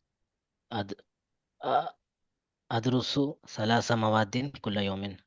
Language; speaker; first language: Arabic; non-native, learner; Urdu